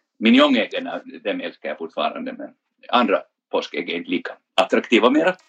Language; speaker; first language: Swedish; native; Swedish